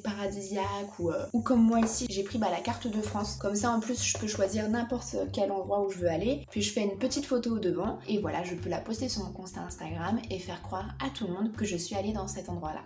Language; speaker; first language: French; native; French